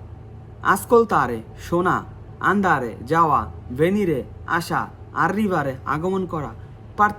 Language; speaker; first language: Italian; non-native, fluent; Bangla